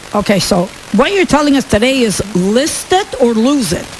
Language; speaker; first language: English; early bilingual, other home language; Greek